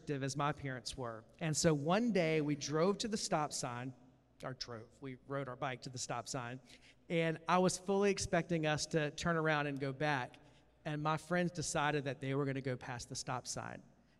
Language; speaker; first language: English; native; English